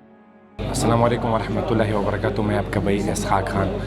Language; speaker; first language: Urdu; non-native, local second language; Pashto